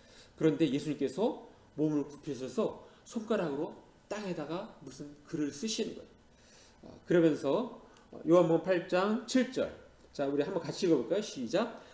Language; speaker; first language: Korean; native; Korean